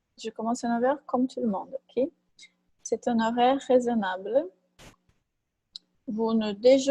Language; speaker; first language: French; non-native, fluent; Portuguese